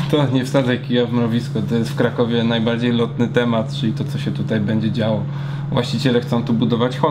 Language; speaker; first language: Polish; native; Polish